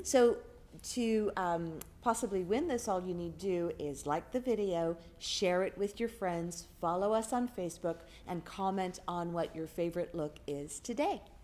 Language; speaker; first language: English; native; English